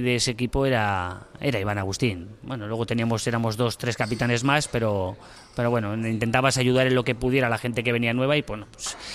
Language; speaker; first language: Spanish; native; Spanish